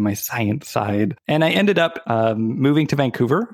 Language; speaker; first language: English; native; English